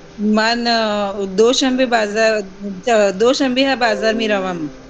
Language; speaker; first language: Persian; non-native, learner; Urdu